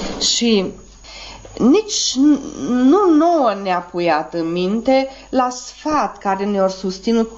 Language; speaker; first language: Romanian; native; Romanian